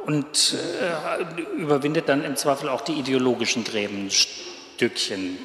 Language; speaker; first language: German; native; German